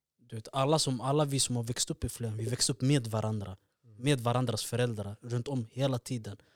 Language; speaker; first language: Swedish; early bilingual, other home language; Somali